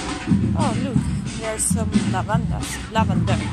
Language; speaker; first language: English; non-native, fluent; Spanish